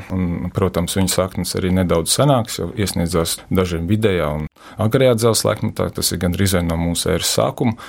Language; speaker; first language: Latvian; native; Latvian